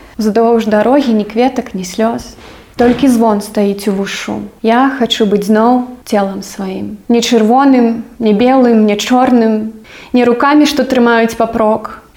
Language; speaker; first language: Belarusian; non-native, local second language; Russian